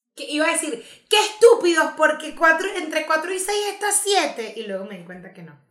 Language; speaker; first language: Spanish; native; Spanish